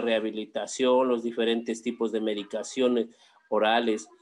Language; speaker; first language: Spanish; native; Spanish